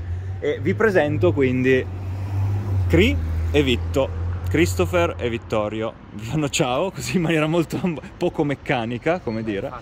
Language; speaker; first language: Italian; native; Italian